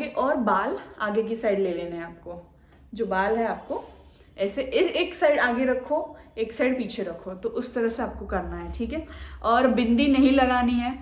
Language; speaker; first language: Hindi; native; Hindi